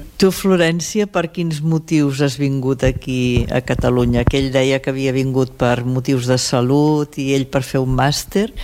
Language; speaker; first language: Catalan; native; Catalan